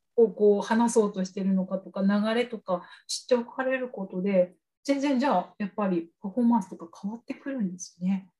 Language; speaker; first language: Japanese; native; Japanese